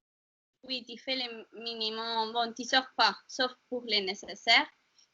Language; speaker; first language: French; non-native, learner; Spanish